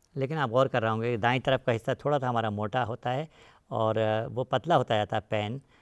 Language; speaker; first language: Hindi; native; Hindi